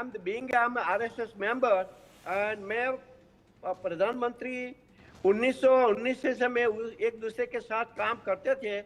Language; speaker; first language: Hindi; non-native, local second language; Gujarati